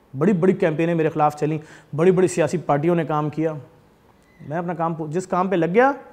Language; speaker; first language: Urdu; native; Urdu